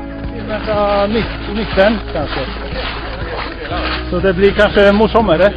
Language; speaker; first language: Norwegian; non-native, learner; Polish